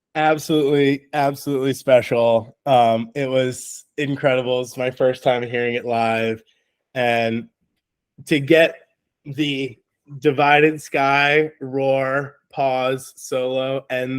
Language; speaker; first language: English; native; English